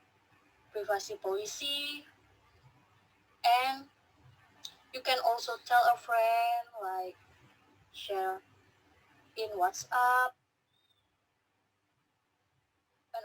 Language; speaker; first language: English; non-native, learner; Indonesian